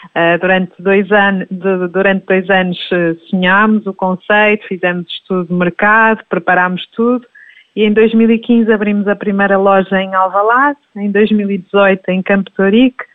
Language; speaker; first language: Portuguese; native; Portuguese